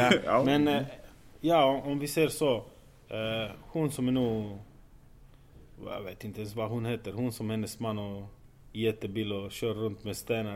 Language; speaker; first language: Swedish; non-native, fluent; Romanian